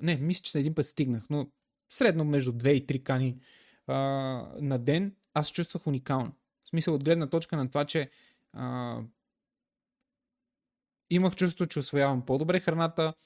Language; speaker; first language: Bulgarian; native; Bulgarian